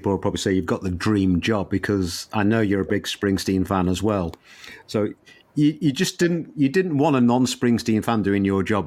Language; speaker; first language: English; native; English